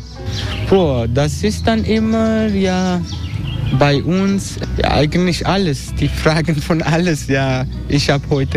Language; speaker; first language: German; non-native, learner; Turkish